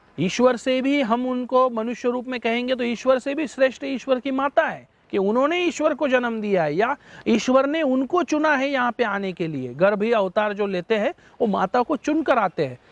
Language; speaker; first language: Hindi; non-native, local second language; Marathi